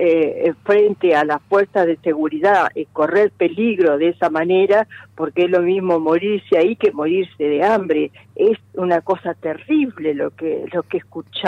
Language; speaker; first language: Spanish; native; Spanish